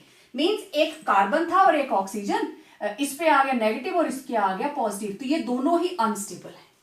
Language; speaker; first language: Hindi; native; Hindi